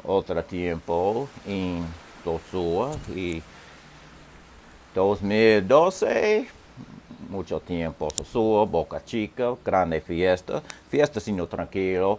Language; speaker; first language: Spanish; non-native, learner; English